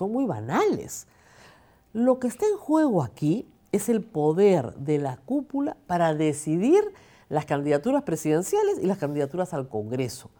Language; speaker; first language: Spanish; native; Spanish